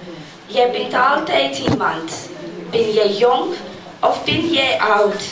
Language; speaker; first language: Dutch; non-native, learner; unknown